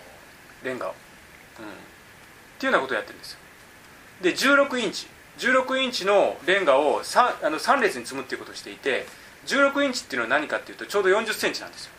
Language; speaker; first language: Japanese; native; Japanese